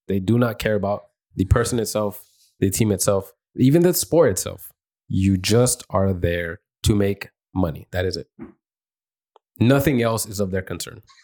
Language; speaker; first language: English; early bilingual, other home language; Spanish